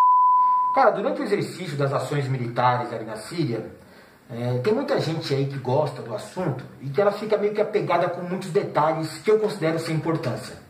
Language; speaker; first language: Portuguese; native; Portuguese